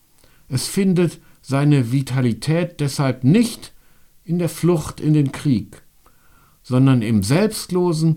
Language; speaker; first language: German; native; German